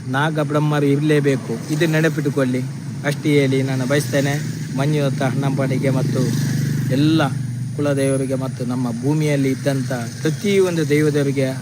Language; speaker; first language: Kannada; non-native, local second language; Tulu